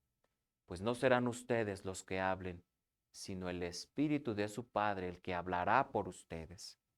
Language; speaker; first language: Spanish; native; Spanish